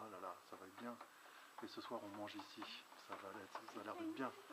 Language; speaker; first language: French; native; French